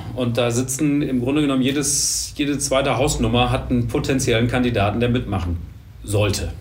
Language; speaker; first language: German; native; German